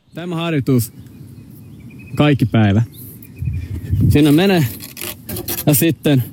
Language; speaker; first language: Finnish; non-native, local second language; Swedish